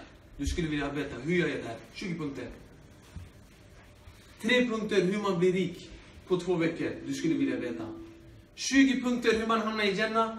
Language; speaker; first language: Swedish; early bilingual, other home language; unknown